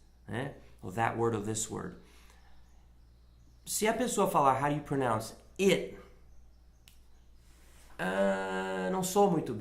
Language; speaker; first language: Portuguese; non-native, fluent; English